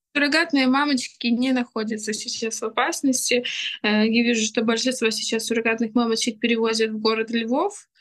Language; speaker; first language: Russian; native; Russian